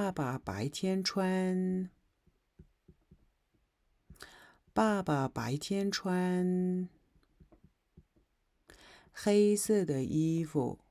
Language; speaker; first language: Chinese; non-native, fluent; Mongolian